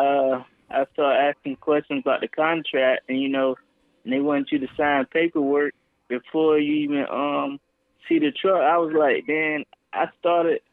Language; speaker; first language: English; native; English